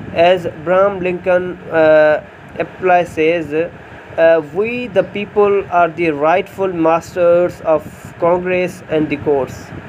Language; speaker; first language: English; non-native, local second language; Urdu